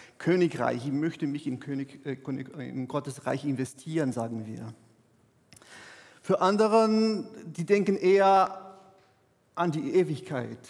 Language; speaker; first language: German; non-native, fluent; Portuguese